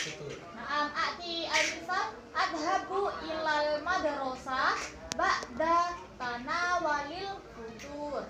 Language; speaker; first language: Arabic; non-native, learner; Indonesian